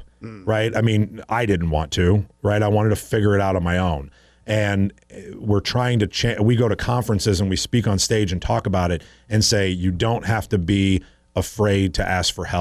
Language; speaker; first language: English; native; English